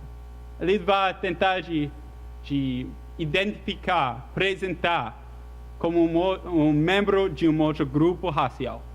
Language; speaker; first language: Portuguese; non-native, fluent; English